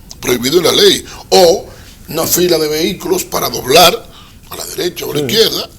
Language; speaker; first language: Spanish; native; Spanish